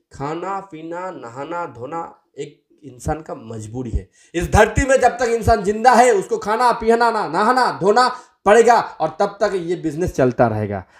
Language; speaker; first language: Hindi; non-native, local second language; Bangla